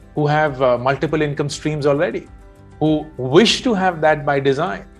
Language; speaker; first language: English; non-native, local second language; Hindi